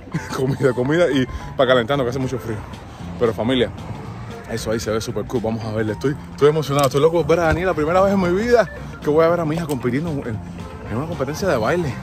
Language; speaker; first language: Spanish; native; Spanish